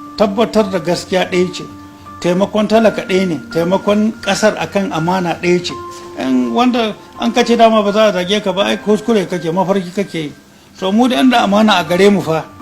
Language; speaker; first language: Hausa; native; Hausa